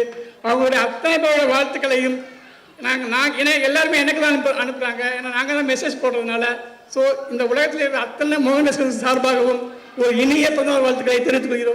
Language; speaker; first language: Tamil; native; Tamil